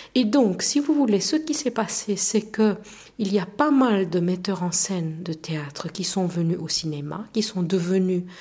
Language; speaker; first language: French; non-native, fluent; Romanian